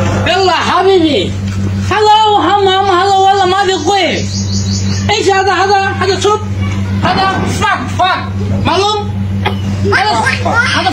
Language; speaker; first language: Arabic; non-native, learner; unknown